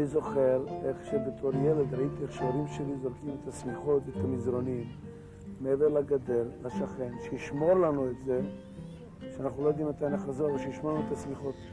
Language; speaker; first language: Hebrew; non-native, fluent; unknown